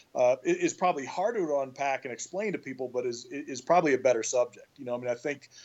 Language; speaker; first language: English; native; English